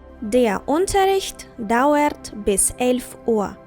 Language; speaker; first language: German; non-native, fluent; Ukrainian